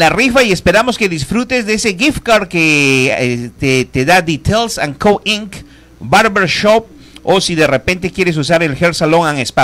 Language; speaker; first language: Spanish; native; Spanish